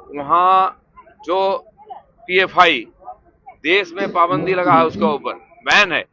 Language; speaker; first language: Hindi; non-native, local second language; Bangla